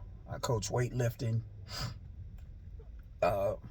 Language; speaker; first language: English; native; English